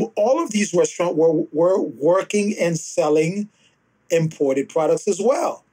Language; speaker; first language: English; early bilingual, other home language; Haitian Creole